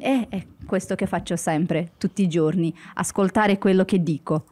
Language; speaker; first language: Italian; non-native, learner; Portuguese